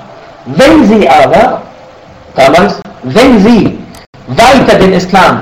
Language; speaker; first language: German; non-native, fluent; Arabic